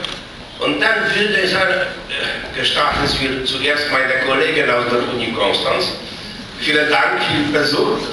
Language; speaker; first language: German; non-native, fluent; Polish